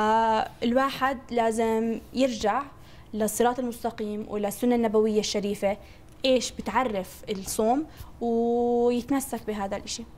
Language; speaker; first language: Arabic; native; Arabic